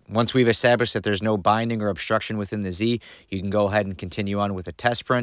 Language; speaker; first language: English; native; English